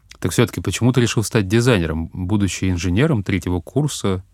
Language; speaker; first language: Russian; native; Russian